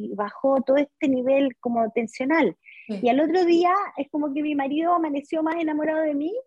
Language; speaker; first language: Spanish; native; Spanish